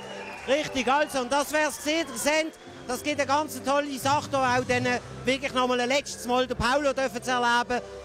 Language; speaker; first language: German; native; German